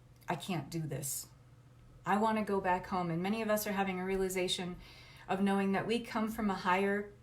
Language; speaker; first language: English; native; English